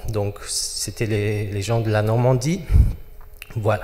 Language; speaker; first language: French; non-native, fluent; German